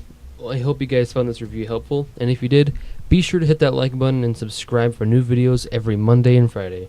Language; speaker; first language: English; native; English